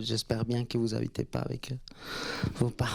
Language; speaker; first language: French; non-native, fluent; Spanish